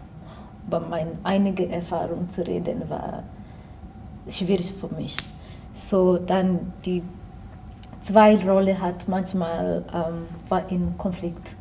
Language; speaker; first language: German; non-native, learner; Swahili